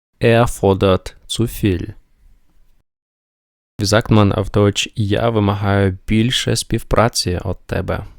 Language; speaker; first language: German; non-native, fluent; Ukrainian